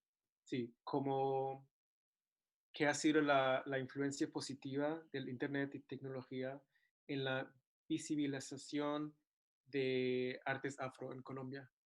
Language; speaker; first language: Spanish; non-native, fluent; English